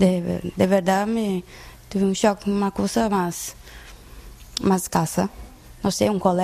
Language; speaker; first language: Spanish; non-native, learner; Portuguese